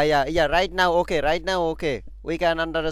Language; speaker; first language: English; non-native, learner; Bangla